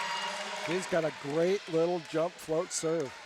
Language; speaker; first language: English; native; English